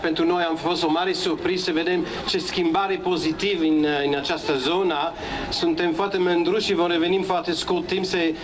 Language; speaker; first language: Romanian; non-native, learner; French